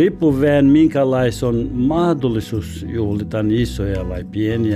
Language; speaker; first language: Finnish; non-native, learner; Albanian